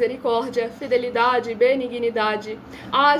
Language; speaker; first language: Portuguese; native; Portuguese